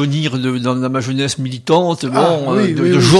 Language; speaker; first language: French; native; French